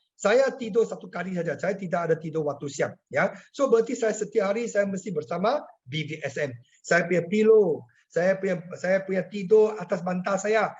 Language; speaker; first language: Malay; non-native, local second language; Chinese